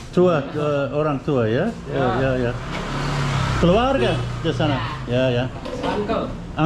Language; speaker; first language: Indonesian; non-native, learner; English